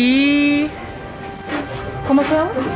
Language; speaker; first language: Spanish; non-native, learner; English